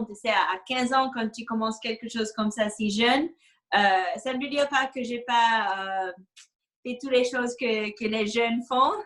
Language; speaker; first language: French; non-native, fluent; English